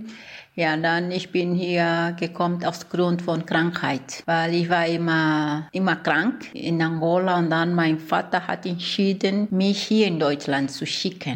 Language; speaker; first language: German; early bilingual, other home language; Portuguese